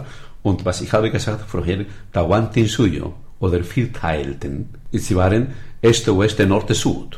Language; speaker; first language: German; non-native, learner; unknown